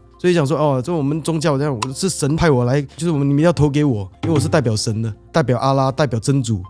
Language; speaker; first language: Chinese; native; Chinese